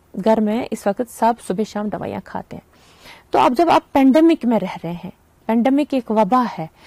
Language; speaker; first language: Hindi; non-native, local second language; Kashmiri